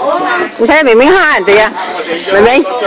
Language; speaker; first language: Cantonese; native; Cantonese